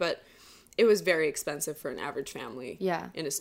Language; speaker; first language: English; non-native, fluent; Russian